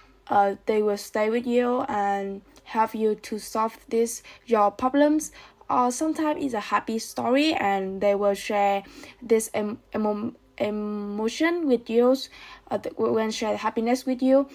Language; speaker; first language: English; non-native, learner; Vietnamese